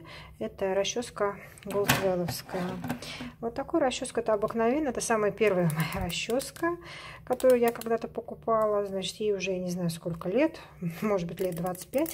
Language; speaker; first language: Russian; native; Russian